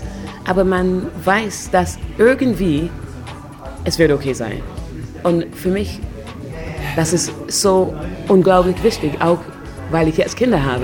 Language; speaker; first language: Dutch; non-native, learner; German